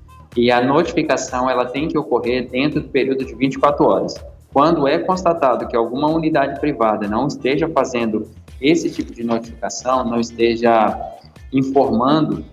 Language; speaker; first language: Portuguese; native; Portuguese